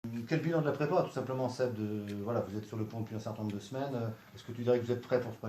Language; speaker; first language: French; native; French